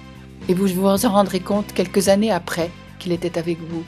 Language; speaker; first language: French; native; French